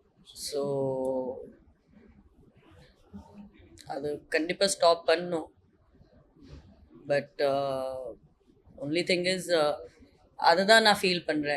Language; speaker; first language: Tamil; non-native, fluent; Hindi